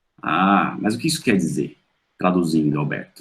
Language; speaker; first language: Portuguese; native; Portuguese